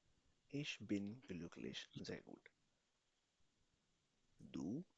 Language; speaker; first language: German; non-native, fluent; Urdu